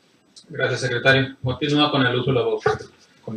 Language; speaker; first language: Spanish; native; Spanish